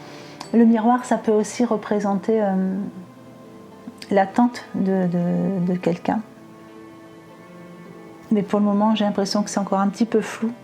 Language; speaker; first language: French; native; French